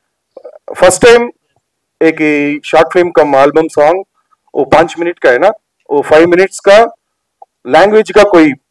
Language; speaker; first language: Hindi; non-native, local second language; Telugu